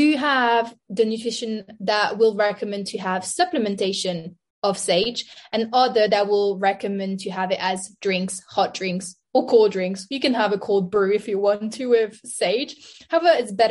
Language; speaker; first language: English; non-native, fluent; French